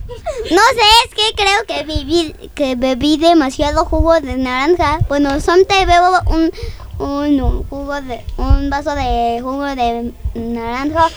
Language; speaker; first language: Spanish; early bilingual, other home language; French